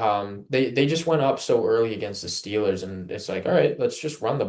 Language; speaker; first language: English; native; English